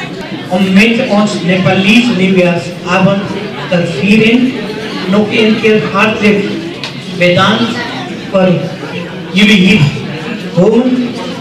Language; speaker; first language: Dutch; non-native, learner; Nepali